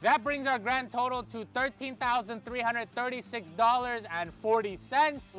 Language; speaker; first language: English; native; English